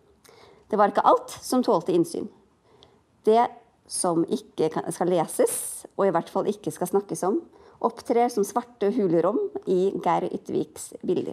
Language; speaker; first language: Norwegian; native; Norwegian